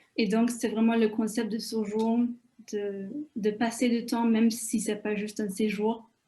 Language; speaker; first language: French; non-native, fluent; Hungarian